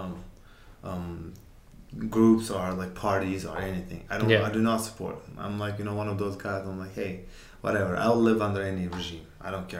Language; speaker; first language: English; non-native, fluent; Uzbek